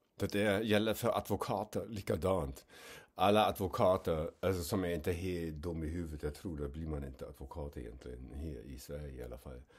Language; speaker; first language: Swedish; non-native, fluent; German